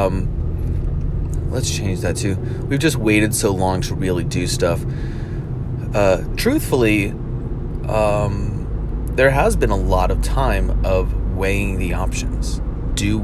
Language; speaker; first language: English; native; English